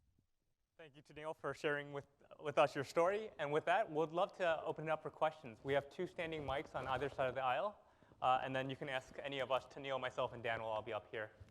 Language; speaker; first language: English; native; English